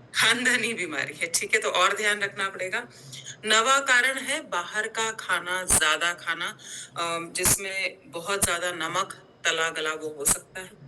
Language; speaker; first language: Hindi; non-native, local second language; Gujarati